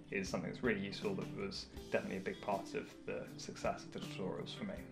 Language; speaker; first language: English; native; English